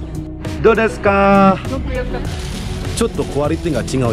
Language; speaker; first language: Japanese; non-native, fluent; Indonesian